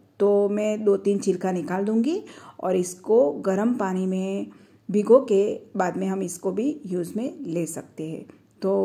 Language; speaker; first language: Hindi; non-native, local second language; Gujarati